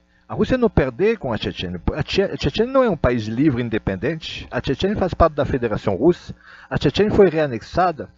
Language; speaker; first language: Portuguese; non-native, fluent; Russian